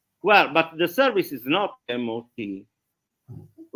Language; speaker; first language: English; non-native, learner; Italian